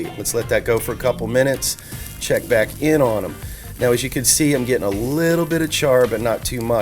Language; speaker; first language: English; native; English